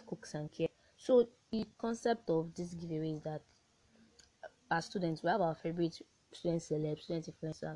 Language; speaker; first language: English; non-native, local second language; Yoruba